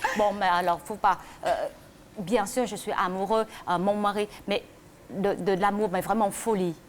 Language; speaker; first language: French; non-native, learner; Vietnamese